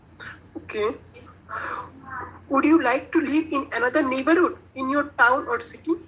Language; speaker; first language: English; non-native, learner; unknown